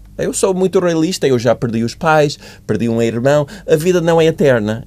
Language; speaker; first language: Portuguese; non-native, fluent; English